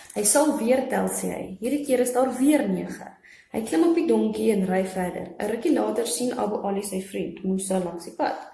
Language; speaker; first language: Afrikaans; non-native, local second language; English